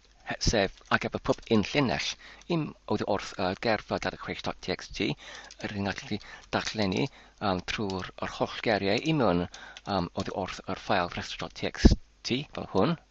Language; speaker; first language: Welsh; non-native, learner; English